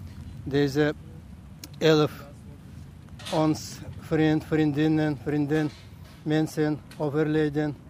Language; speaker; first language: Dutch; non-native, learner; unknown